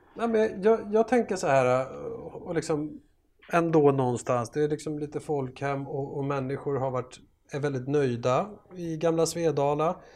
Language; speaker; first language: Swedish; native; Swedish